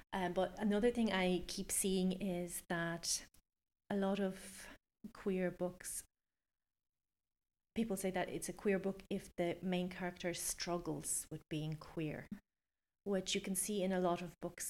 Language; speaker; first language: English; non-native, fluent; Polish